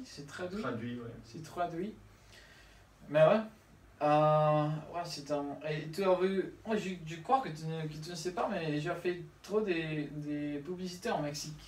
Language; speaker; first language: French; non-native, learner; Spanish